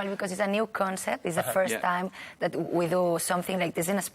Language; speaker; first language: English; non-native, learner; Catalan